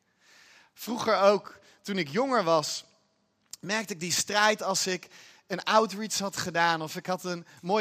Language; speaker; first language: Dutch; native; Dutch